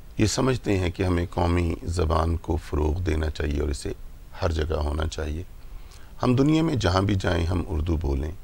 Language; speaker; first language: Urdu; non-native, local second language; Punjabi